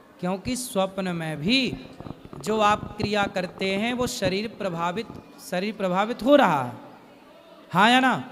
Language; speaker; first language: Hindi; native; Hindi